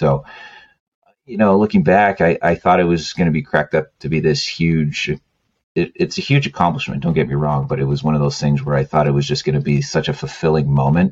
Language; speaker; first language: English; native; English